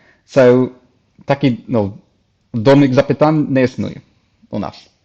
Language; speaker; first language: Ukrainian; non-native, fluent; English